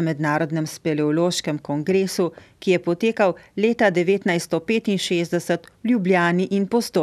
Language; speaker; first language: Slovenian; native; Slovenian